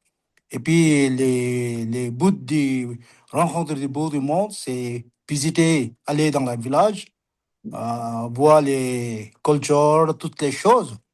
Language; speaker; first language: French; non-native, learner; Sherpa